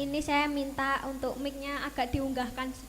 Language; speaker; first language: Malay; non-native, local second language; Javanese